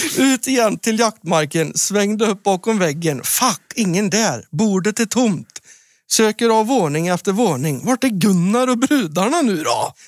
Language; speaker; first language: Swedish; native; Swedish